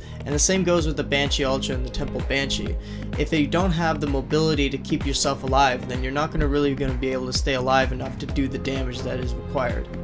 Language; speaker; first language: English; native; English